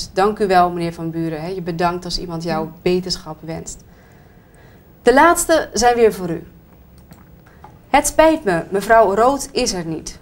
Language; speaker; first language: Dutch; native; Dutch